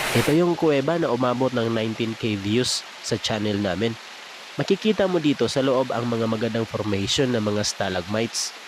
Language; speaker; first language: Filipino; non-native, local second language; Cebuano